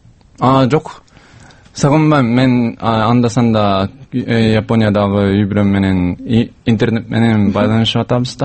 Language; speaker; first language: Kyrgyz; non-native, learner; Japanese